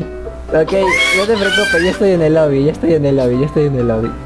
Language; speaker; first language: Spanish; native; Spanish